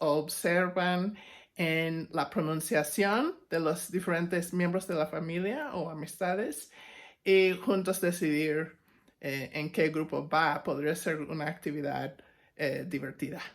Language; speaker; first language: Spanish; non-native, fluent; English